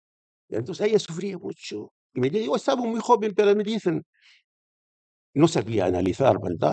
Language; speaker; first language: Spanish; non-native, fluent; Arabic